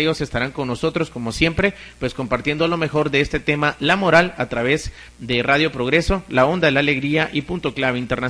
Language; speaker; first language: Spanish; native; Spanish